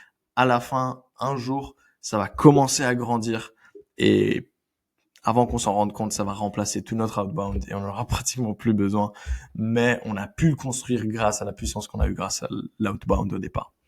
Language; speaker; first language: French; native; French